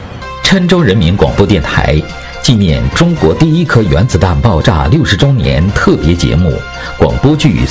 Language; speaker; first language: Chinese; native; Chinese